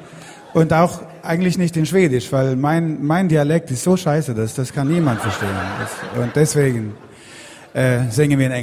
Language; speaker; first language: German; non-native, learner; Swedish